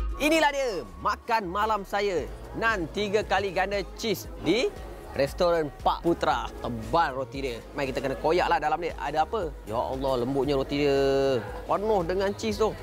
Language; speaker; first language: Malay; native; Malay